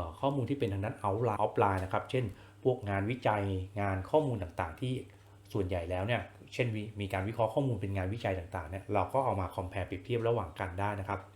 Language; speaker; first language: Thai; native; Thai